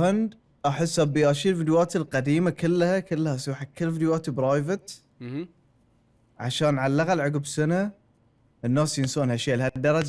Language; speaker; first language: Arabic; native; Arabic